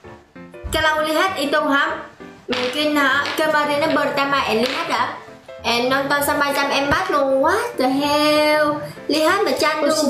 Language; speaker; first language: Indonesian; non-native, learner; Vietnamese